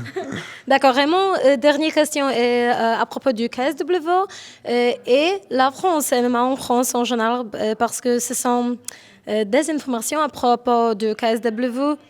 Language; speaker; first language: French; non-native, learner; Polish